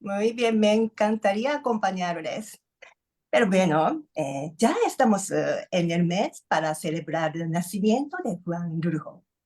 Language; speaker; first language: Spanish; non-native, learner; Japanese